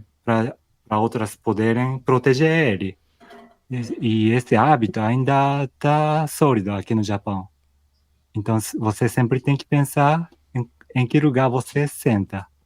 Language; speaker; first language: Portuguese; non-native, fluent; Japanese